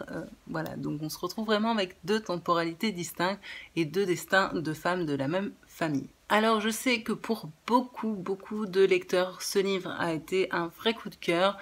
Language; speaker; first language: French; native; French